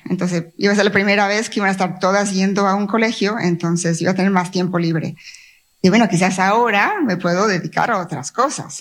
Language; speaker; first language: Spanish; native; Spanish